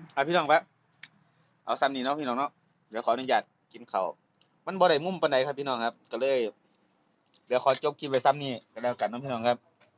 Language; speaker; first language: Thai; native; Thai